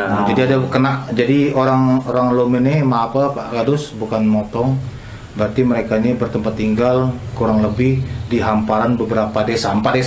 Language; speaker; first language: Malay; native; Malay